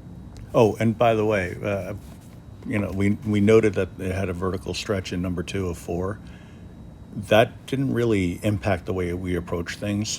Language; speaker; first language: English; native; English